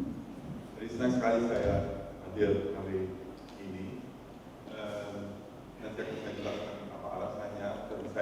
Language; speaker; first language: Indonesian; non-native, fluent; Dutch